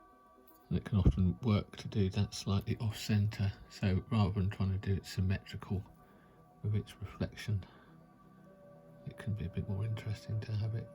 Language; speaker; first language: English; native; English